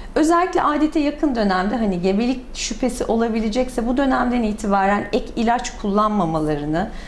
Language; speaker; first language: Turkish; native; Turkish